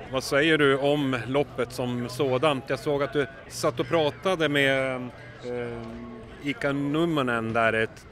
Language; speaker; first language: Swedish; native; Swedish